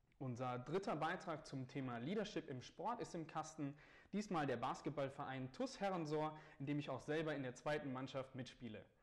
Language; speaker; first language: German; native; German